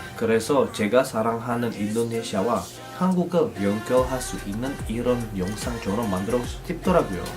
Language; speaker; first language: Korean; non-native, fluent; Indonesian